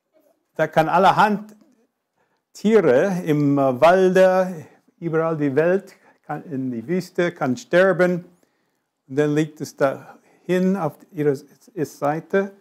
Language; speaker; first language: German; non-native, fluent; English